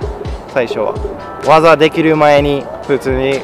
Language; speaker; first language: Japanese; non-native, fluent; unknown